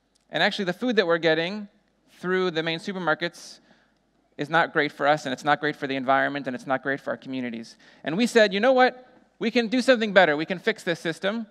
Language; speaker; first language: English; native; English